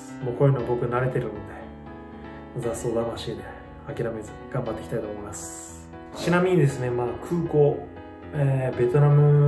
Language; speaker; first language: Japanese; native; Japanese